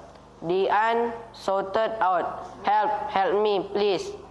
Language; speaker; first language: English; non-native, learner; Indonesian